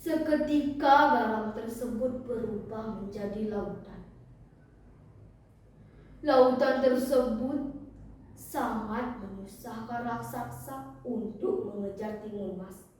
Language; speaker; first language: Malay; non-native, local second language; Balinese